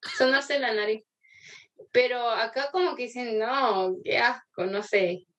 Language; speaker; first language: Spanish; early bilingual, other home language; Korean